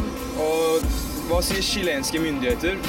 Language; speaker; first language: Norwegian; native; Norwegian